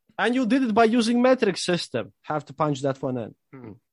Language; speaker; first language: English; non-native, fluent; Latvian